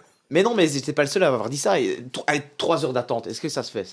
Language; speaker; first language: French; native; French